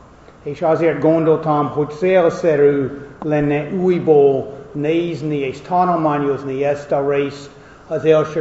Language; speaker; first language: Hungarian; non-native, fluent; English